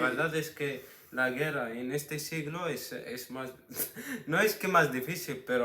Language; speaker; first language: Spanish; non-native, fluent; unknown